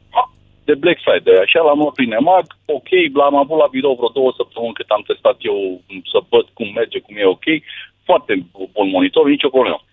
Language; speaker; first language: Romanian; native; Romanian